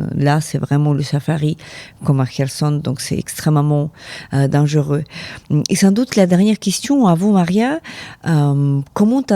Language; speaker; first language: French; non-native, fluent; Ukrainian